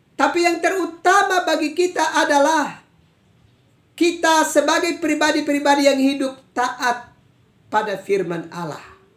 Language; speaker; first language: Indonesian; native; Indonesian